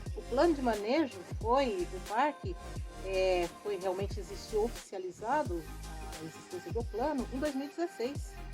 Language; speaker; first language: Portuguese; native; Portuguese